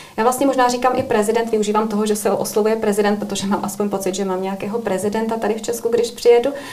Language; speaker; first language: Czech; native; Czech